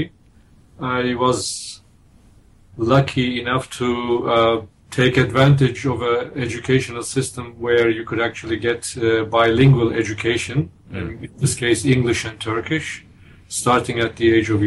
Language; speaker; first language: English; non-native, fluent; Turkish